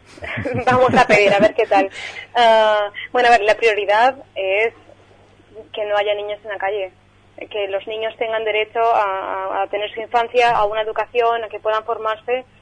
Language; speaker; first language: Spanish; native; Spanish